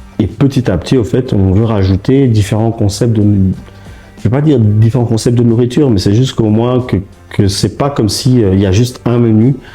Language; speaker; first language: French; early bilingual, heritage; French